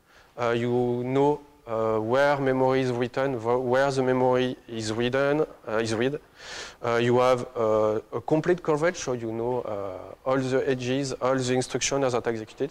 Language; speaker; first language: English; non-native, fluent; French